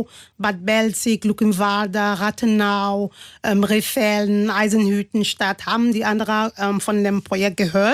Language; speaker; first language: German; non-native, fluent; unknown